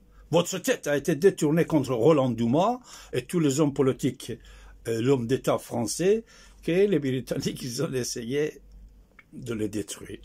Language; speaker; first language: French; non-native, fluent; Persian